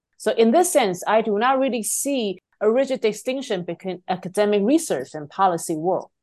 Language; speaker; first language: English; non-native, fluent; Chinese